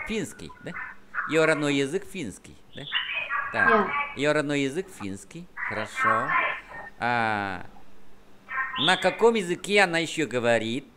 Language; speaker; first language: Russian; non-native, fluent; Vietnamese